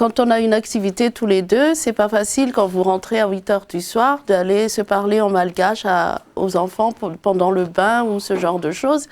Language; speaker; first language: French; non-native, local second language; Malagasy